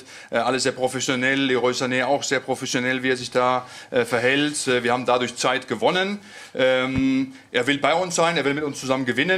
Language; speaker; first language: German; native; German